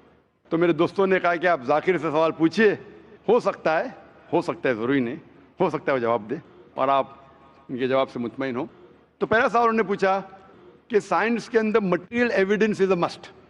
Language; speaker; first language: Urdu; non-native, local second language; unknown